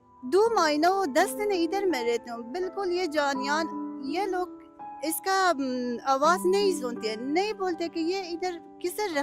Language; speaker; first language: Hindi; non-native, learner; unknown